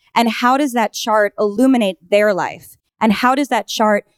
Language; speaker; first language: English; native; English